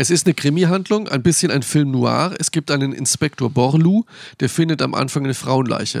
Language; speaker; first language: German; native; German